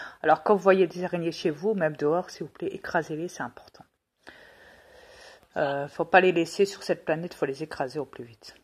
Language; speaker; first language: French; native; French